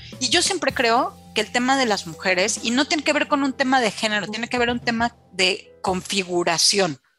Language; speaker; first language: Spanish; native; Spanish